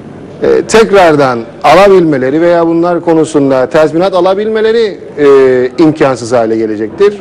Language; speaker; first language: Turkish; native; Turkish